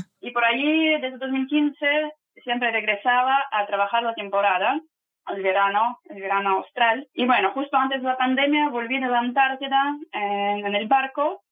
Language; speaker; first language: Spanish; non-native, fluent; Russian